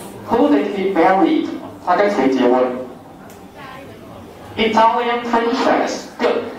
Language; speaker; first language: English; non-native, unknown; Chinese